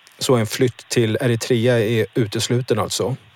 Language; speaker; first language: Swedish; native; Swedish